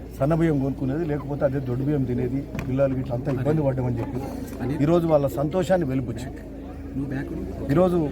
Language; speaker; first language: Telugu; native; Telugu